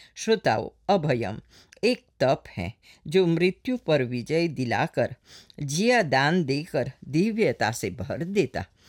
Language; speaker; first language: Hindi; non-native, local second language; Morisyen